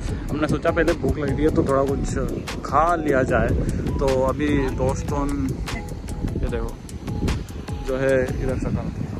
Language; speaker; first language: Hindi; native; Hindi